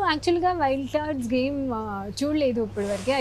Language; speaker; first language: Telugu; non-native, learner; Hindi